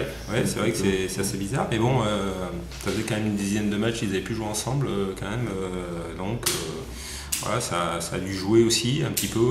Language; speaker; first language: French; native; French